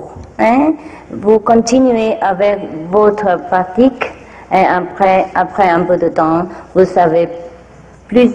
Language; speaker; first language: French; non-native, fluent; Vietnamese